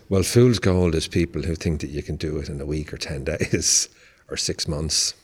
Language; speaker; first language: English; native; English